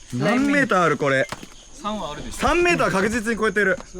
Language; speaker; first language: Japanese; native; Japanese